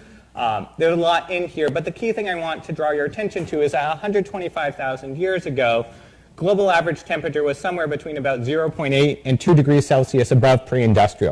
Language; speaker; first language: English; native; English